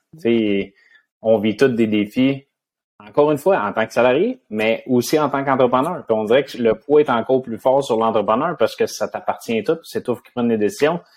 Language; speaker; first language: French; native; French